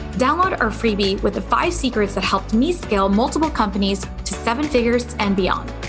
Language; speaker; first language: English; native; English